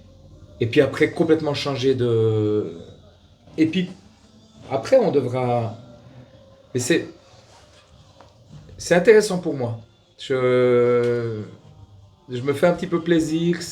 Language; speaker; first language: French; native; French